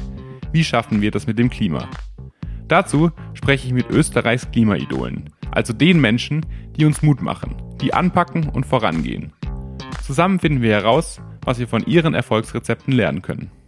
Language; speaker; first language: German; native; German